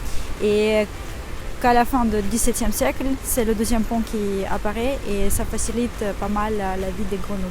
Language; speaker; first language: French; non-native, fluent; Russian